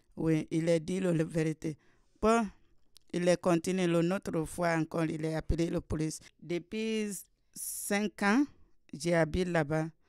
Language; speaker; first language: French; non-native, learner; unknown